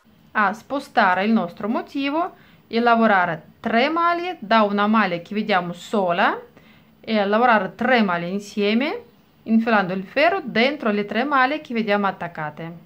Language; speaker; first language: Italian; non-native, fluent; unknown